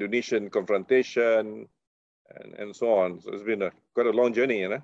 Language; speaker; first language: English; non-native, local second language; Malay